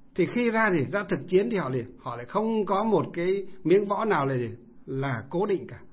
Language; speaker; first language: Vietnamese; native; Vietnamese